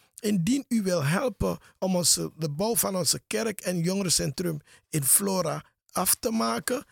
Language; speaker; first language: Dutch; native; Dutch